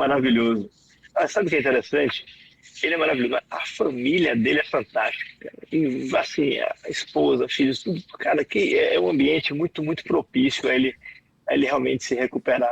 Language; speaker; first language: Portuguese; native; Portuguese